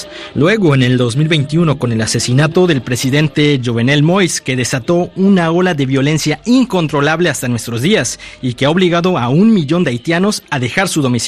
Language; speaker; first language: Spanish; native; Spanish